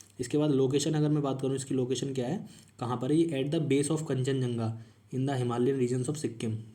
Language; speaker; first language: Hindi; native; Hindi